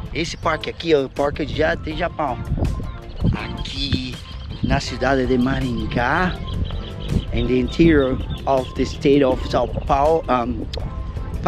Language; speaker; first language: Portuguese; non-native, fluent; Spanish